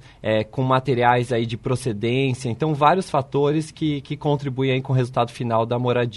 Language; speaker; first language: Portuguese; native; Portuguese